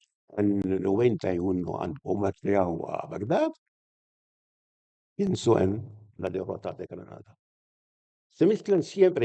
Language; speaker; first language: Spanish; non-native, fluent; Arabic